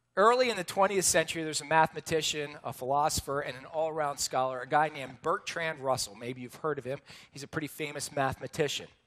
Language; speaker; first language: English; native; English